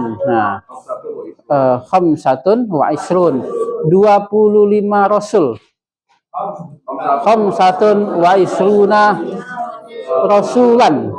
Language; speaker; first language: Arabic; non-native, fluent; Indonesian